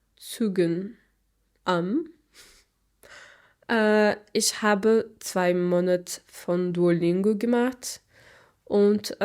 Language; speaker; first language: German; non-native, learner; Portuguese